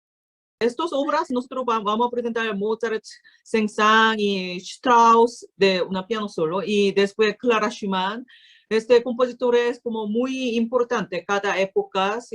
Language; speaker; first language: Spanish; non-native, learner; Korean